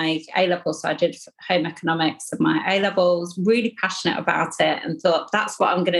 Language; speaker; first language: English; native; English